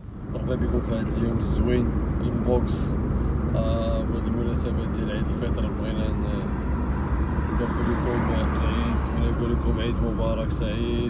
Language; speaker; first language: Arabic; native; Arabic